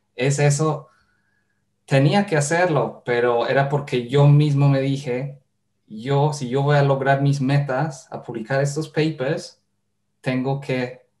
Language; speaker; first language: Spanish; non-native, fluent; English